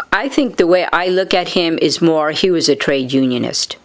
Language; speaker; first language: English; native; English